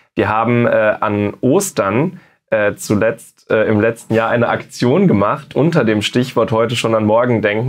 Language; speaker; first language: German; native; German